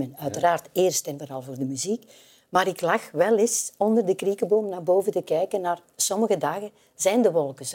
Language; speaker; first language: Dutch; native; Dutch